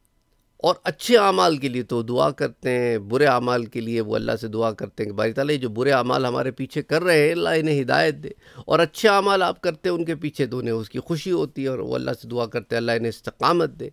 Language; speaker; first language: Urdu; native; Urdu